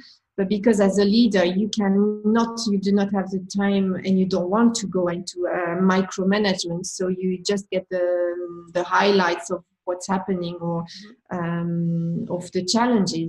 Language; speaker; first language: English; non-native, fluent; French